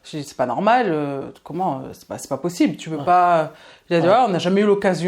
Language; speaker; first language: French; native; French